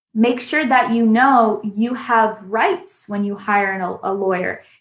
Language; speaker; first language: English; native; English